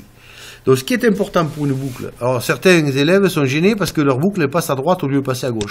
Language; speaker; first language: French; native; French